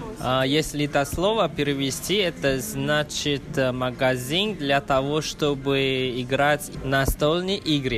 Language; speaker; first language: Russian; non-native, fluent; Chinese